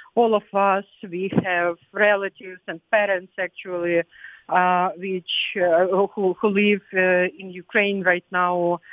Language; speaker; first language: English; non-native, fluent; Ukrainian